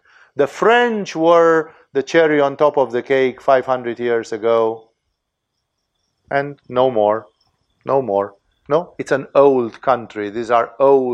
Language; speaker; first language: English; non-native, fluent; Romanian